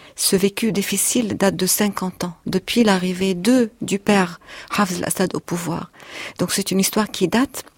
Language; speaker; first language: French; non-native, fluent; Arabic